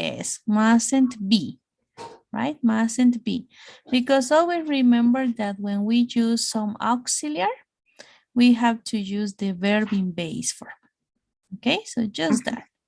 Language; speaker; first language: English; non-native, fluent; Spanish